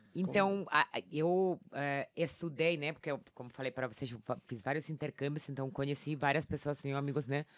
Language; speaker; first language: Portuguese; non-native, fluent; Polish